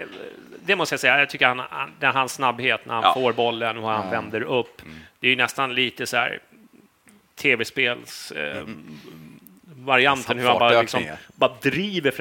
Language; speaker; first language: Swedish; native; Swedish